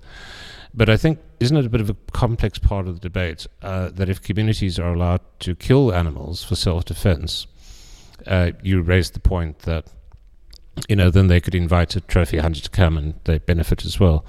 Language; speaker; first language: English; native; English